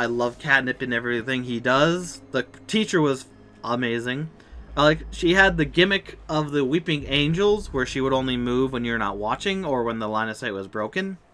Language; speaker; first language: English; native; English